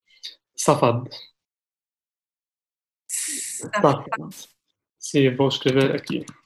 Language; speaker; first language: Portuguese; non-native, fluent; Arabic